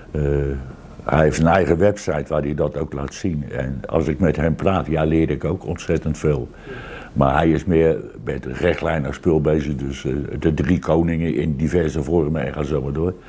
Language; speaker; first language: Dutch; native; Dutch